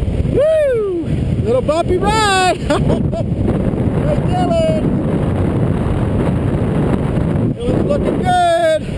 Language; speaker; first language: English; native; English